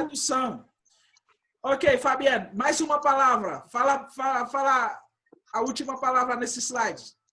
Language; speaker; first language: Portuguese; non-native, fluent; Haitian Creole